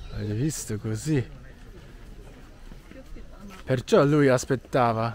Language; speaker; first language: Italian; non-native, learner; Japanese